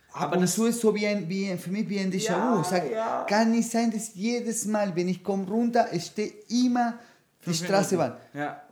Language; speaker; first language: German; non-native, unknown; Spanish